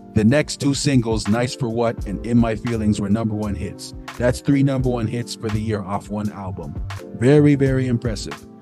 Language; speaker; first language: English; native; English